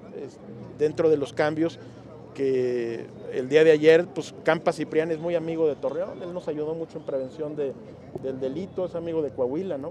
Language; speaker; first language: Spanish; native; Spanish